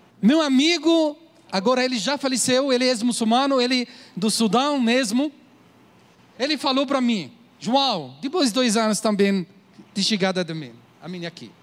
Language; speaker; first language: Portuguese; non-native, learner; Arabic